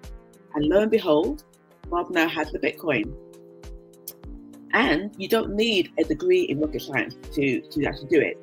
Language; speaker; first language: English; native; English